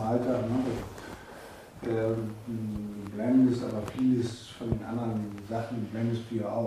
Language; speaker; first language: German; native; German